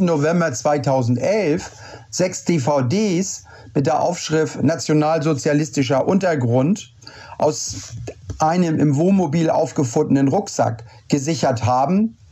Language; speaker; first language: German; native; German